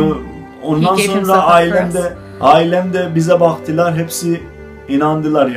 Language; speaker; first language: Turkish; non-native, learner; Azerbaijani